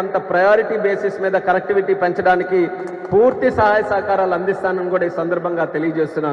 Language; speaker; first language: Telugu; native; Telugu